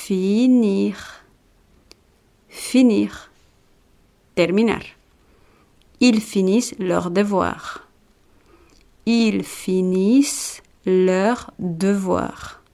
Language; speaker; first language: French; non-native, fluent; Spanish